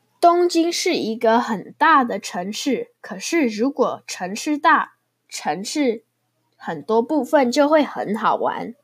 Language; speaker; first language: Chinese; non-native, learner; English